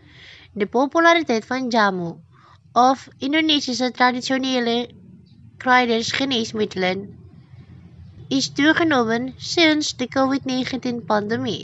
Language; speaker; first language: Dutch; non-native, fluent; Indonesian